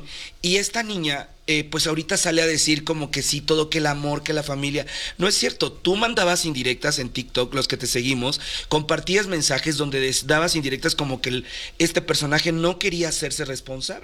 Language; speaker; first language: Spanish; native; Spanish